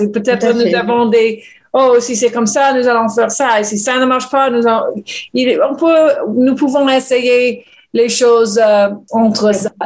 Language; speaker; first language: French; non-native, learner; English